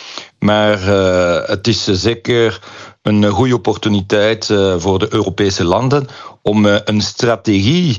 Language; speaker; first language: Dutch; non-native, local second language; French